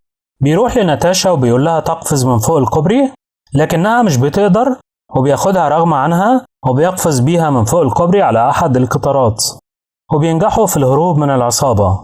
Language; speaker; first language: Arabic; native; Arabic